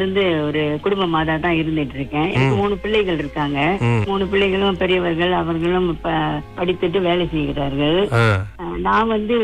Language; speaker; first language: Tamil; early bilingual, heritage; Tamil